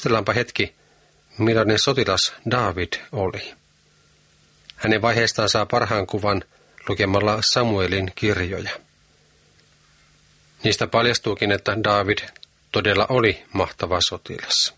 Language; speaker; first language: Finnish; native; Finnish